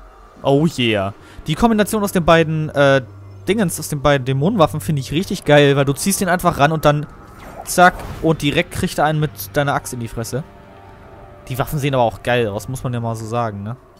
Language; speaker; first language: German; native; German